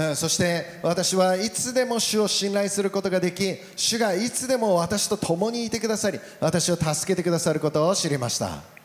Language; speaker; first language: Japanese; native; Japanese